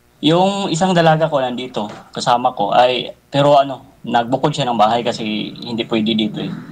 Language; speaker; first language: Filipino; non-native, local second language; Cebuano